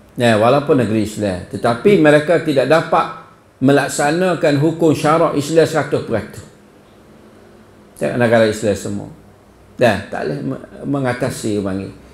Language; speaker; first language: Malay; native; Malay